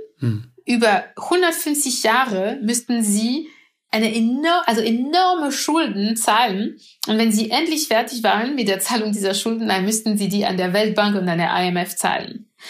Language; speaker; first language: German; non-native, fluent; French